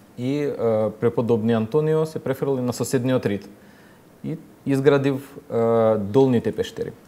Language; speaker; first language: Macedonian; non-native, fluent; Ukrainian